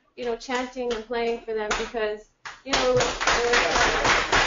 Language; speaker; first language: English; native; English